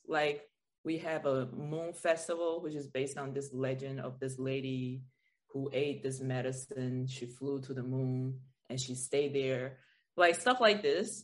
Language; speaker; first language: English; non-native, fluent; Chinese